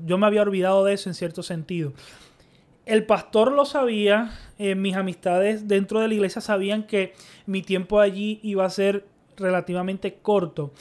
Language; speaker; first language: Spanish; native; Spanish